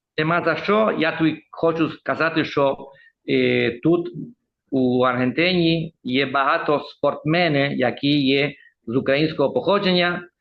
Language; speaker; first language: Ukrainian; early bilingual, heritage; Ukrainian